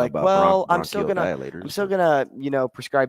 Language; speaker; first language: English; native; English